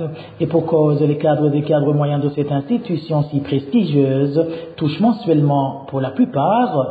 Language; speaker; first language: French; non-native, local second language; Rundi